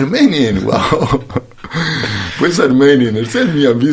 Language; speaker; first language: German; non-native, fluent; Spanish